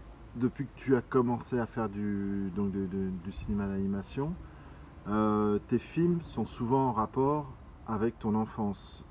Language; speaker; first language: French; native; French